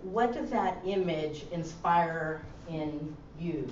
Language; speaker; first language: English; early bilingual, other home language; Spanish